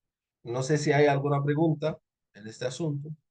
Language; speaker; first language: Spanish; non-native, fluent; Arabic